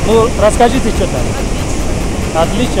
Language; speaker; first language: Russian; non-native, local second language; Tajik